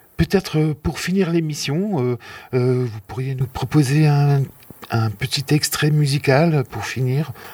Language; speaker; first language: French; native; French